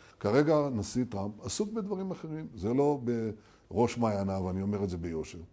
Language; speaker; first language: Hebrew; native; Hebrew